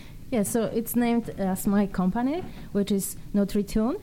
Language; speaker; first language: English; non-native, fluent; Polish